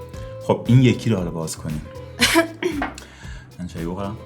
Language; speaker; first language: Persian; native; Persian